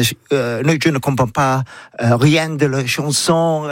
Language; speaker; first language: French; non-native, learner; English